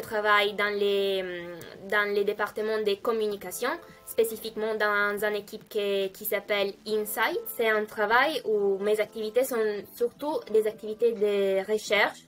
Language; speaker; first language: French; non-native, fluent; Italian